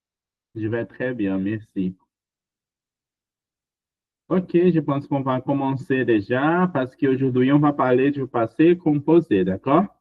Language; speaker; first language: French; non-native, fluent; Portuguese